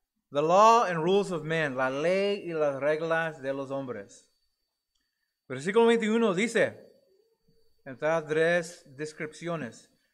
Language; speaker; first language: Spanish; non-native, fluent; English